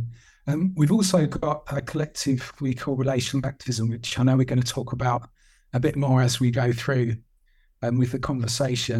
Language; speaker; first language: English; native; English